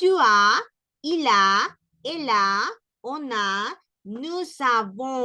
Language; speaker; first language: French; non-native, learner; Spanish